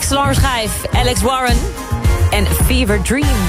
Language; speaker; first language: Dutch; native; Dutch